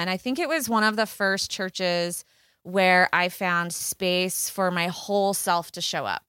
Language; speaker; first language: English; native; English